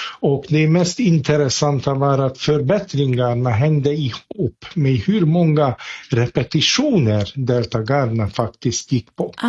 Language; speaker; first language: Swedish; non-native, fluent; Hungarian